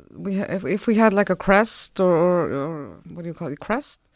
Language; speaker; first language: English; non-native, fluent; Icelandic